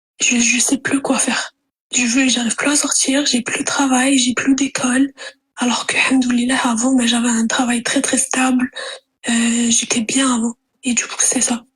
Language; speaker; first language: French; early bilingual, other home language; Arabic